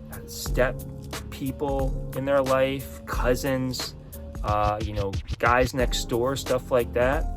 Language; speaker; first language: English; native; English